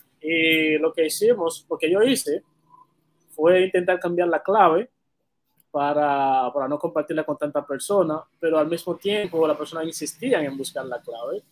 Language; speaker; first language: Spanish; non-native, fluent; Haitian Creole